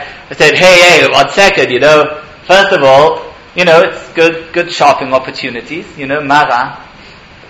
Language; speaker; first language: English; native; English